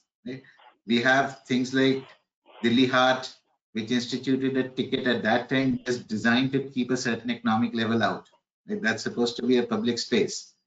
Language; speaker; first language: English; non-native, local second language; Hindi